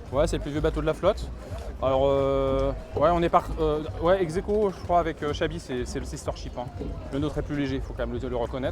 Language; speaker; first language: French; native; French